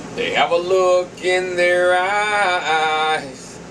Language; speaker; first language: English; native; English